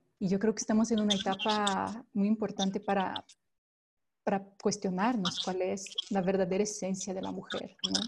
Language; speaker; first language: Spanish; non-native, fluent; Portuguese